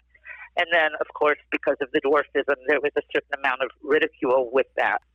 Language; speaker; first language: English; native; English